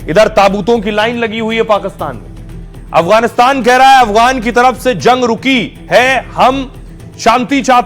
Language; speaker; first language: Hindi; native; Hindi